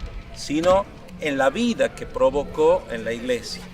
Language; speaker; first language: Spanish; native; Spanish